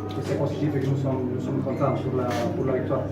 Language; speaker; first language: French; non-native, fluent; Spanish